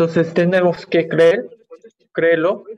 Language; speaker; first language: Spanish; non-native, fluent; Korean